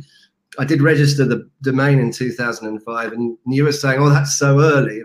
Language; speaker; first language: English; native; English